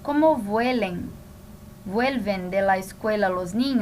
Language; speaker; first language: Spanish; non-native, fluent; Portuguese